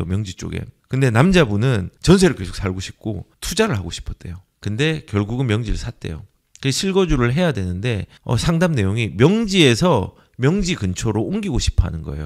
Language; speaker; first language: Korean; native; Korean